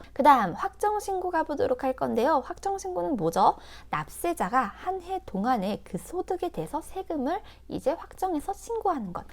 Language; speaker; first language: Korean; native; Korean